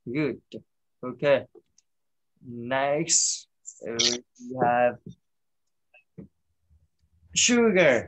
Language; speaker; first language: English; non-native, fluent; Vietnamese